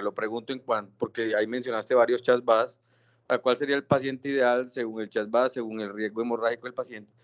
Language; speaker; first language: Spanish; native; Spanish